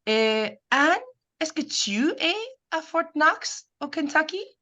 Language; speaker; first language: French; non-native, local second language; English